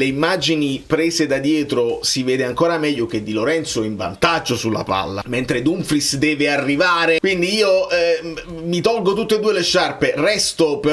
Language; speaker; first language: Italian; native; Italian